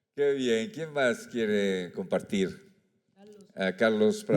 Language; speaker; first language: Spanish; native; Spanish